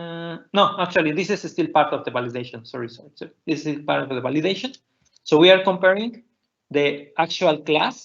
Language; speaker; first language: English; non-native, fluent; Spanish